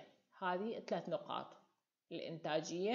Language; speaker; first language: Arabic; native; Arabic